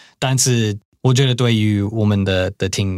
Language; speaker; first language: Chinese; non-native, fluent; English